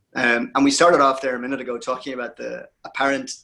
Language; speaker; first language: English; native; English